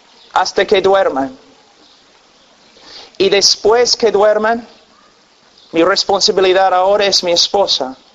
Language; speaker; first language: Spanish; non-native, fluent; English